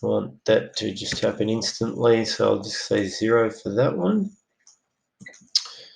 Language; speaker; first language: English; native; English